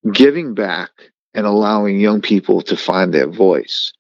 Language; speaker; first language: English; native; English